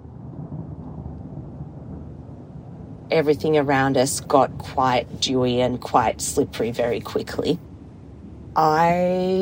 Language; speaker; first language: English; native; English